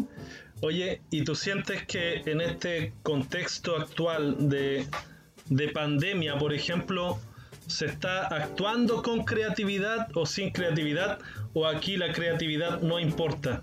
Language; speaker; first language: Spanish; native; Spanish